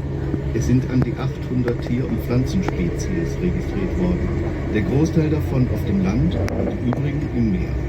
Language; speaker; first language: German; non-native, fluent; Spanish